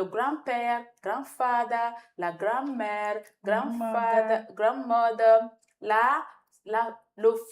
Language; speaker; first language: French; non-native, fluent; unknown